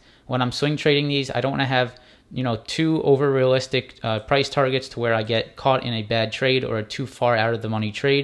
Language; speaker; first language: English; native; English